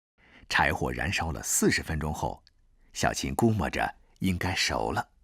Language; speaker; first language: Chinese; native; Chinese